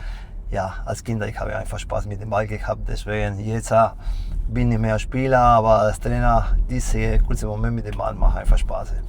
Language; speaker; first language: German; non-native, fluent; Spanish